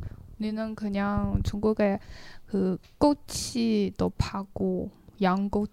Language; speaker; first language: Korean; non-native, learner; Chinese